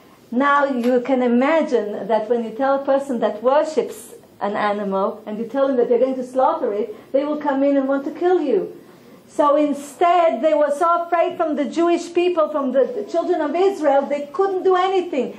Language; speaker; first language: English; non-native, fluent; Hebrew